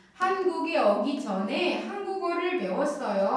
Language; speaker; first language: Korean; non-native, fluent; Indonesian